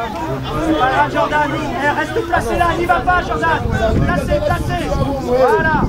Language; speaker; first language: French; native; French